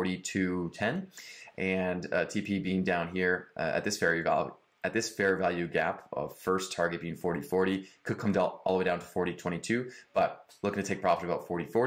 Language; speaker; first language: English; native; English